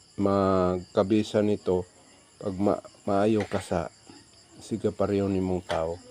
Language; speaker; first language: Filipino; non-native, local second language; Cebuano